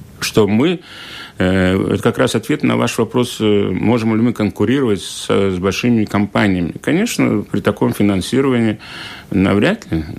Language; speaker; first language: Russian; native; Russian